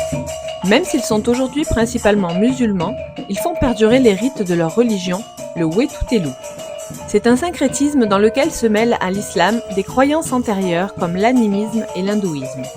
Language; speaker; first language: French; native; French